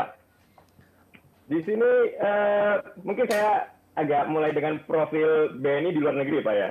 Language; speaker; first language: Indonesian; native; Indonesian